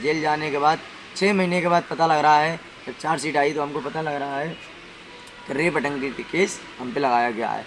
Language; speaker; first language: Hindi; native; Hindi